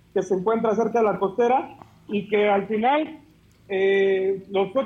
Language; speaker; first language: Spanish; native; Spanish